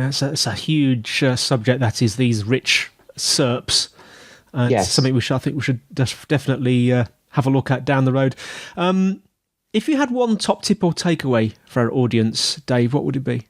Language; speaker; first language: English; native; English